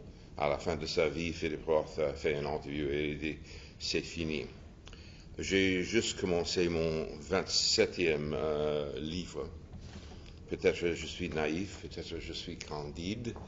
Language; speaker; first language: French; non-native, fluent; English